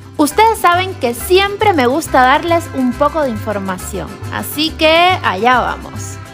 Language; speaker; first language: Spanish; native; Spanish